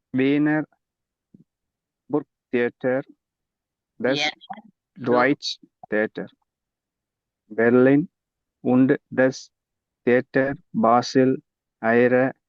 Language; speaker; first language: German; non-native, learner; Tamil